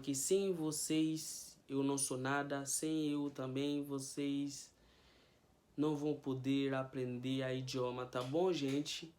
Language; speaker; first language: Portuguese; non-native, fluent; Haitian Creole